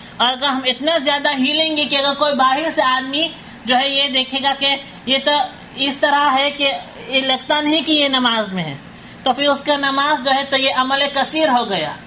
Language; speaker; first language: Urdu; non-native, fluent; Caribbean Hindustani